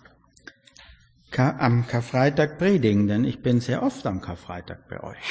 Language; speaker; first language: German; native; German